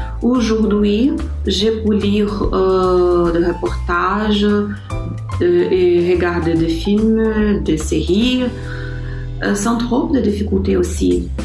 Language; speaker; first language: French; non-native, learner; Portuguese